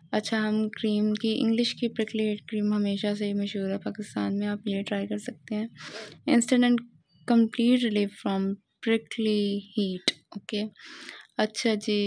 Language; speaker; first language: Urdu; non-native, local second language; Pashto